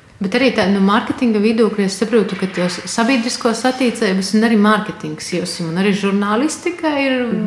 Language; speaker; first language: Latvian; native; Latvian